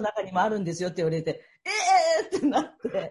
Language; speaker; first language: Japanese; native; Japanese